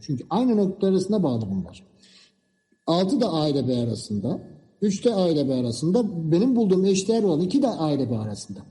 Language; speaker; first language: Turkish; native; Turkish